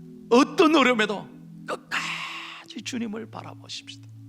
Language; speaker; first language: Korean; native; Korean